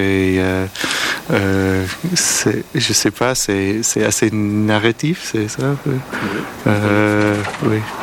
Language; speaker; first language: French; non-native, learner; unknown